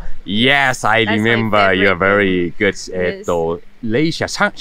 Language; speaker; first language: English; non-native, learner; Japanese